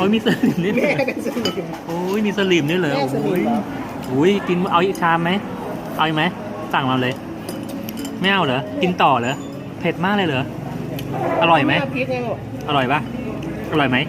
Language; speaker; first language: Thai; native; Thai